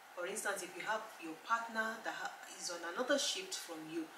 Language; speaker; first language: English; non-native, local second language; Yoruba